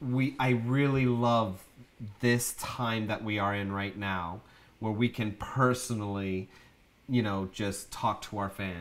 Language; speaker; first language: English; native; English